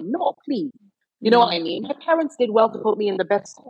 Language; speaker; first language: English; non-native, local second language; Akan